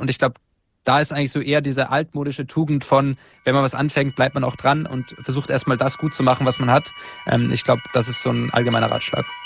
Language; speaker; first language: German; native; German